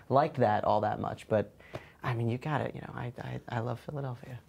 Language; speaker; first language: English; native; English